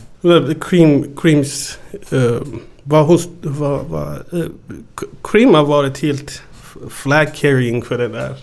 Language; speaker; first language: Swedish; early bilingual, other home language; Amharic